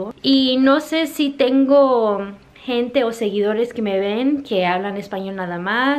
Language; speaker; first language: Spanish; early bilingual, heritage; English